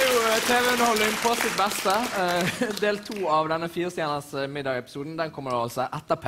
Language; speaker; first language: Norwegian; native; Norwegian